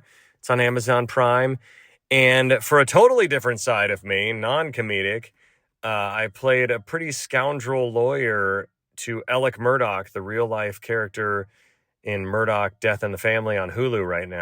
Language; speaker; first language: English; native; English